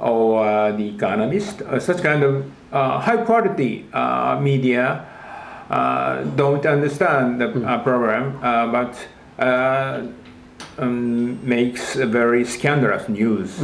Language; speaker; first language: English; non-native, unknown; Japanese